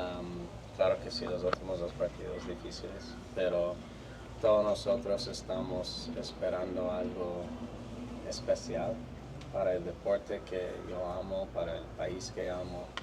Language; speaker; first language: Spanish; non-native, fluent; English